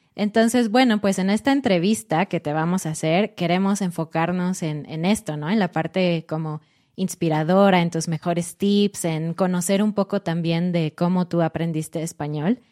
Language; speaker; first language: Spanish; native; Spanish